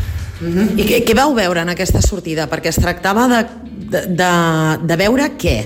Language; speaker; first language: Catalan; native; Catalan